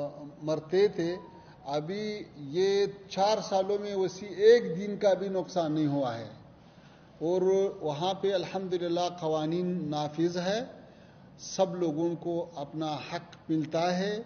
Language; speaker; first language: Hindi; non-native, learner; Pashto